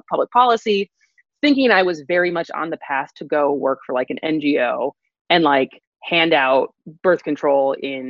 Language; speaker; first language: English; native; English